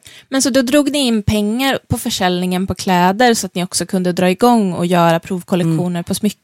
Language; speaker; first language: Swedish; native; Swedish